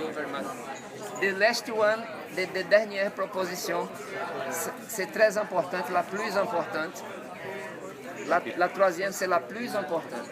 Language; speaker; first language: French; non-native, fluent; Portuguese